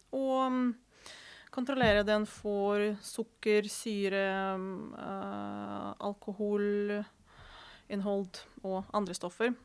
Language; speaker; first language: Norwegian; non-native, fluent; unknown